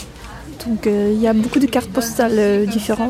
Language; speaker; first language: French; non-native, fluent; Russian